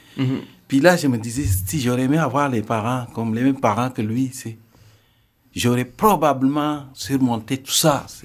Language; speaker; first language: French; non-native, local second language; Serer